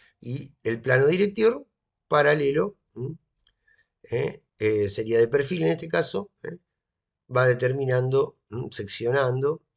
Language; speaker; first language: Spanish; native; Spanish